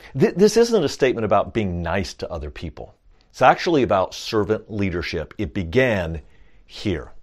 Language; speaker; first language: English; native; English